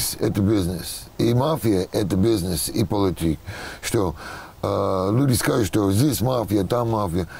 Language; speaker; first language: Russian; non-native, learner; English